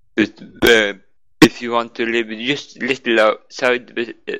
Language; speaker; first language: English; non-native, learner; Norwegian